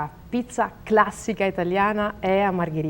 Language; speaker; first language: Portuguese; non-native, learner; Italian